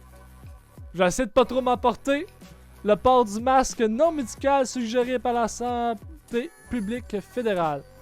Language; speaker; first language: French; native; French